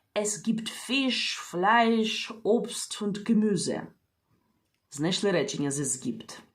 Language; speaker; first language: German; non-native, fluent; Ukrainian